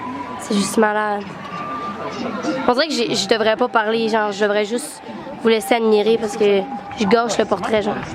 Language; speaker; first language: French; native; French